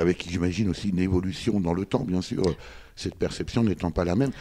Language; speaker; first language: French; native; French